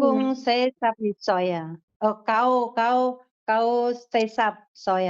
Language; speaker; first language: Cantonese; non-native, learner; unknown